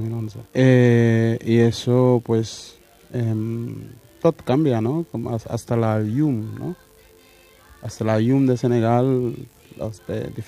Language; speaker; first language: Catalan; early bilingual, other home language; Wolof